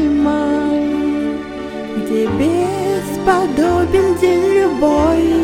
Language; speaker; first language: Russian; native; Russian